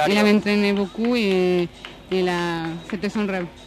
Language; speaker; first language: French; non-native, learner; Spanish